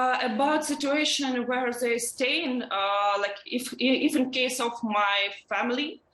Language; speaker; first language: English; non-native, learner; Ukrainian